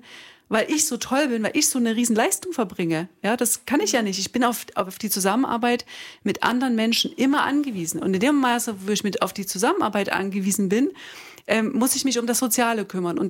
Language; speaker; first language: German; native; German